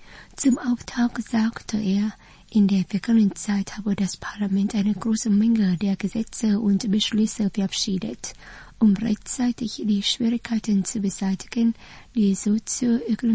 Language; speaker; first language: German; non-native, fluent; Vietnamese